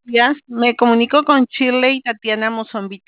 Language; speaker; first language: Spanish; native; Spanish